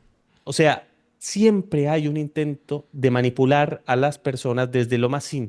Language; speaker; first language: Spanish; native; Spanish